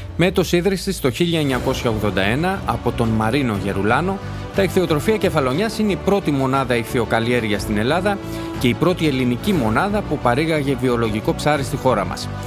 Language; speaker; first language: Greek; native; Greek